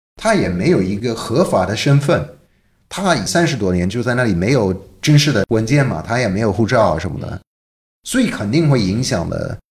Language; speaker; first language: Chinese; non-native, fluent; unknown